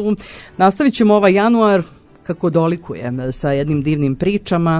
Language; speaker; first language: Croatian; native; Croatian